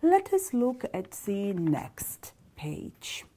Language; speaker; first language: English; non-native, fluent; Georgian